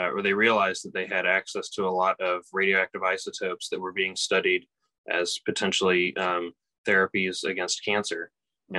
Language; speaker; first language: English; native; English